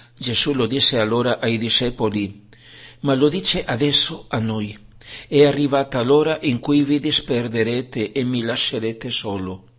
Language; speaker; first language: Italian; non-native, fluent; Spanish